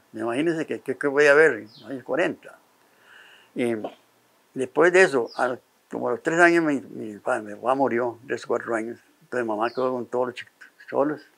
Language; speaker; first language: Spanish; native; Spanish